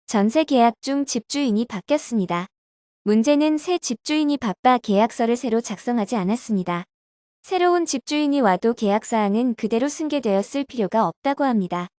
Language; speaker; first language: Korean; native; Korean